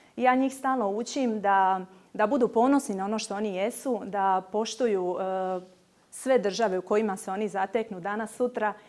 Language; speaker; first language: Croatian; native; Croatian